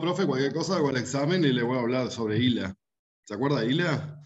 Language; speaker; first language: Spanish; native; Spanish